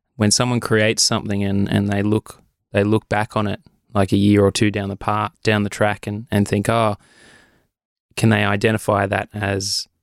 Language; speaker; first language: English; native; English